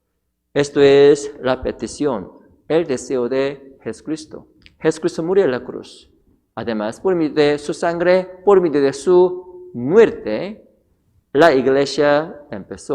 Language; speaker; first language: Spanish; non-native, fluent; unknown